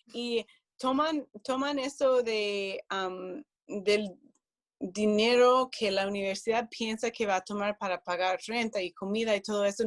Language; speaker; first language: Spanish; non-native, fluent; English